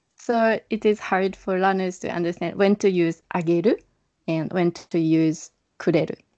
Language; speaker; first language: English; non-native, fluent; Japanese